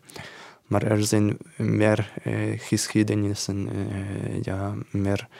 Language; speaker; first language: Dutch; non-native, learner; Ukrainian